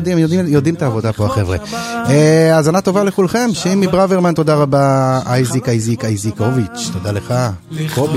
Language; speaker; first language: Hebrew; native; Hebrew